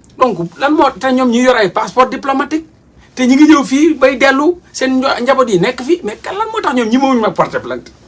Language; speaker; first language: Wolof; native; Wolof